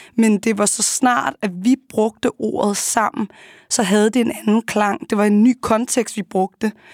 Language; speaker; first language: Danish; early bilingual, other home language; Arabic